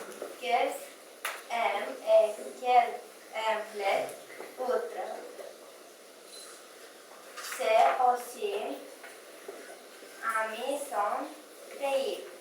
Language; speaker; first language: French; non-native, learner; Romanian